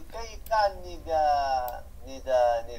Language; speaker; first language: Chinese; non-native, learner; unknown